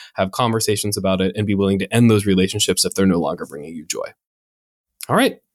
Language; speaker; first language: English; native; English